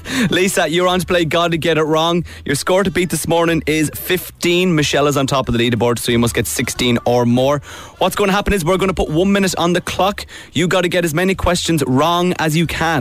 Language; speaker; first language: English; native; English